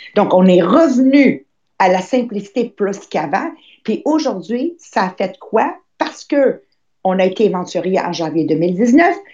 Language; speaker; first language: French; native; French